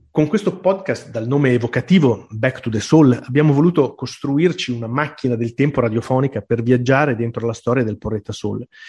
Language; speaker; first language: Italian; native; Italian